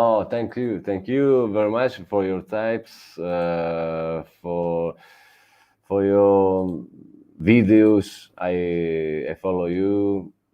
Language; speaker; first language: English; non-native, learner; Italian